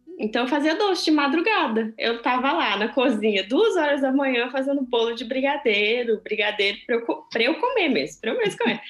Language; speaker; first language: Portuguese; native; Portuguese